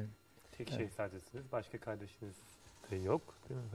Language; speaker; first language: Turkish; native; Turkish